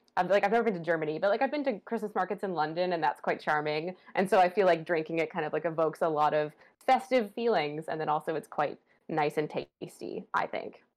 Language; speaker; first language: English; native; English